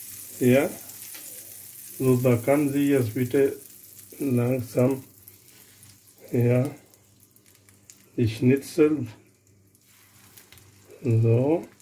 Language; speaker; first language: German; non-native, learner; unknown